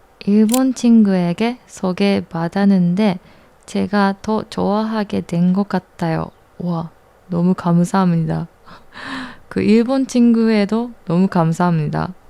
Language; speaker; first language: Korean; non-native, learner; Japanese